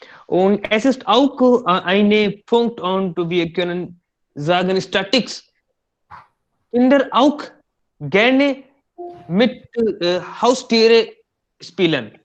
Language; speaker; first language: German; non-native, learner; Hindi